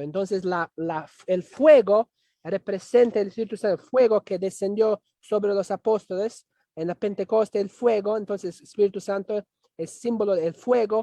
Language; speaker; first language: Spanish; non-native, fluent; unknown